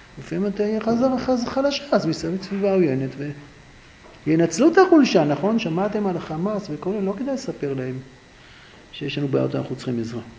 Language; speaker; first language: Hebrew; native; Hebrew